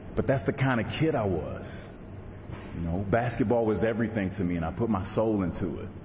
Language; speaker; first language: English; native; English